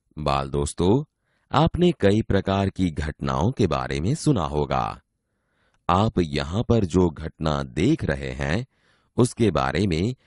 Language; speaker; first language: Hindi; non-native, local second language; Gujarati